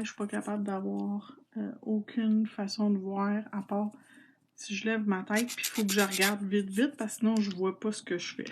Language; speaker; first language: French; native; French